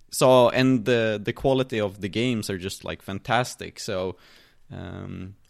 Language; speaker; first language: English; non-native, fluent; Swedish